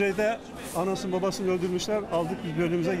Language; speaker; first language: Turkish; native; Turkish